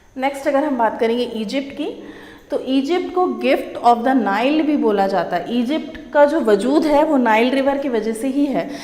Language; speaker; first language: Hindi; native; Hindi